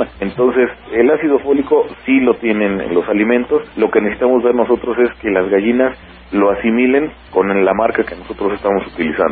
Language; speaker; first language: Spanish; native; Spanish